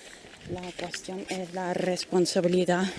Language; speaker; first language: Spanish; non-native, fluent; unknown